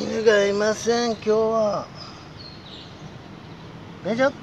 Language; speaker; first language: Japanese; non-native, learner; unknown